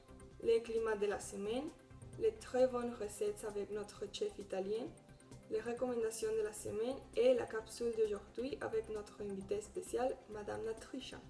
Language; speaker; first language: French; non-native, learner; Spanish